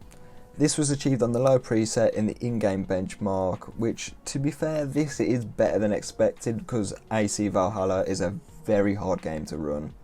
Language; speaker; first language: English; native; English